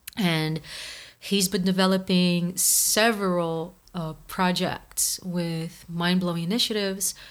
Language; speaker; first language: English; non-native, fluent; Portuguese